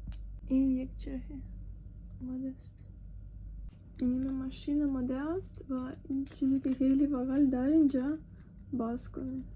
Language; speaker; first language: Persian; non-native, learner; Ukrainian